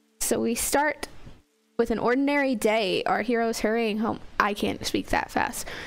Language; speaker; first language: English; native; English